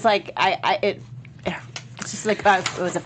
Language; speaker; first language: English; native; English